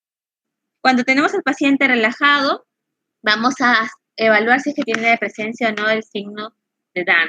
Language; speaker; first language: Spanish; native; Spanish